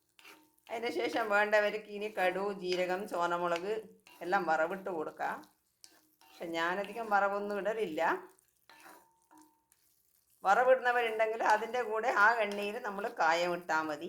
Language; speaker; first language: Malayalam; native; Malayalam